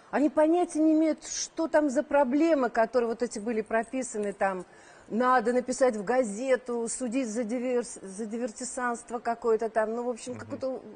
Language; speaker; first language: Russian; native; Russian